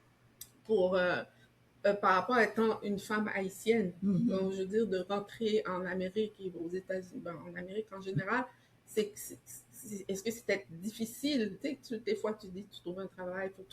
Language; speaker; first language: French; early bilingual, other home language; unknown